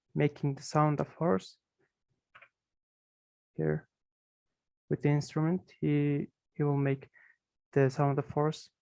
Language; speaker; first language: English; non-native, fluent; Mongolian